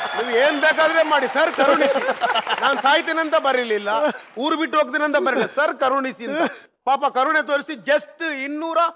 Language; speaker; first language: Kannada; non-native, local second language; Tulu